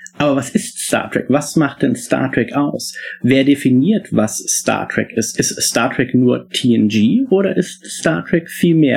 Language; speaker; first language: German; native; German